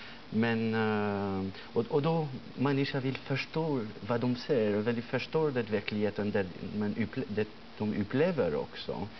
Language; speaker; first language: Swedish; non-native, fluent; French